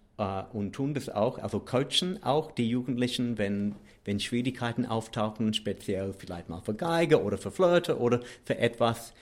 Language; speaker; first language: German; non-native, fluent; English